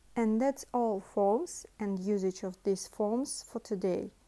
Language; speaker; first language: English; non-native, fluent; Russian